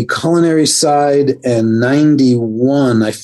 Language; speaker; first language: English; native; English